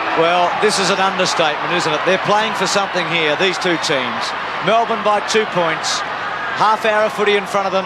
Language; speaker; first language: English; native; English